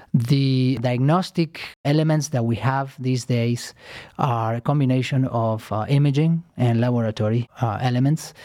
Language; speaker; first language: English; non-native, fluent; Spanish